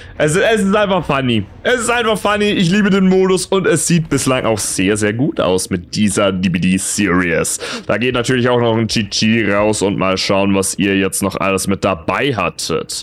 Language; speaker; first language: German; native; German